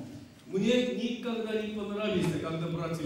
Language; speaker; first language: Russian; non-native, learner; Korean